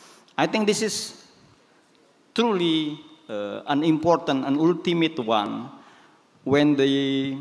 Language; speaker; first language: English; non-native, fluent; Indonesian